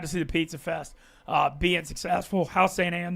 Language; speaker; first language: English; native; English